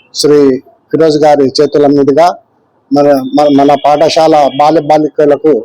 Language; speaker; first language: Telugu; native; Telugu